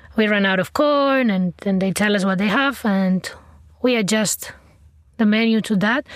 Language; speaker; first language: English; non-native, fluent; Spanish